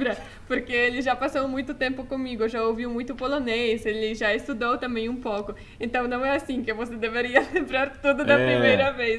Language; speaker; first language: Portuguese; non-native, fluent; Polish